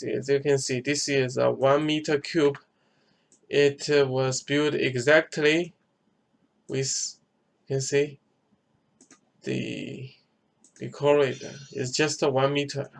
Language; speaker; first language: English; non-native, fluent; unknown